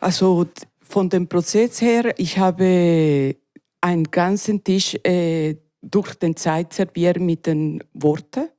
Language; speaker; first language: German; non-native, learner; Spanish